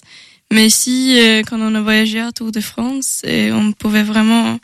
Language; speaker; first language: French; non-native, learner; Swedish